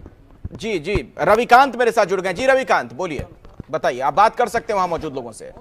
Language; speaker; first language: Hindi; native; Hindi